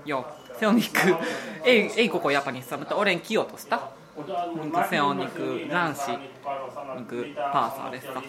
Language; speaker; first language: Finnish; non-native, learner; Japanese